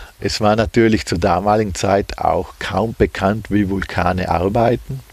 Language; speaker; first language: German; native; German